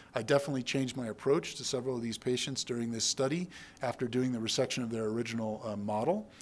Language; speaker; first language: English; native; English